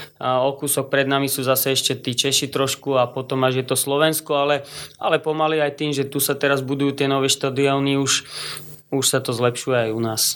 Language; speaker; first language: Slovak; native; Slovak